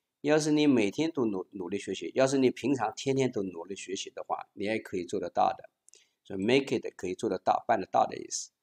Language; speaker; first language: Chinese; native; Chinese